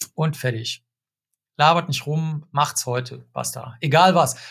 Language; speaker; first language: German; native; German